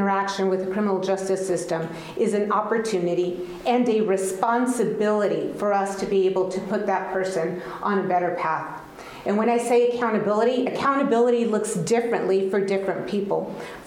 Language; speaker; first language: English; early bilingual, other home language; Spanish